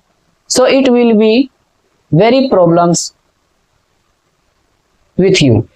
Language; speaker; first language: English; non-native, learner; Hindi